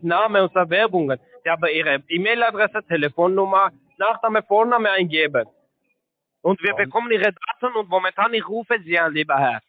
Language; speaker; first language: German; non-native, learner; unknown